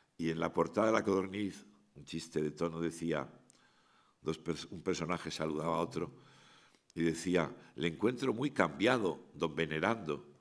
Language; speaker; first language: Spanish; native; Spanish